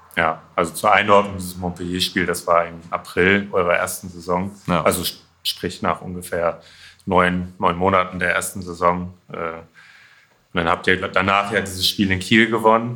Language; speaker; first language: German; native; German